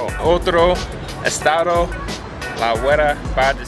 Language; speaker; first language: Spanish; non-native, learner; English